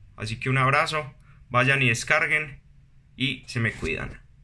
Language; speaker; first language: Spanish; native; Spanish